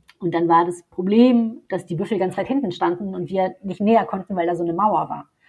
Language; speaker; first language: German; native; German